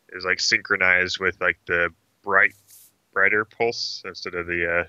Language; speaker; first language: English; native; English